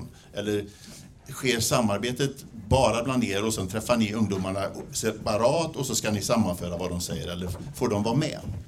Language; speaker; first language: Swedish; native; Swedish